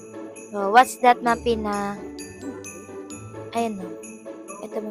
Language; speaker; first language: Filipino; native; Filipino